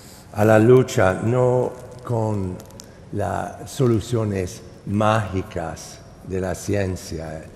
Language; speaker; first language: Spanish; non-native, fluent; English